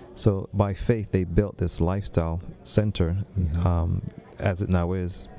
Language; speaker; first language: English; native; English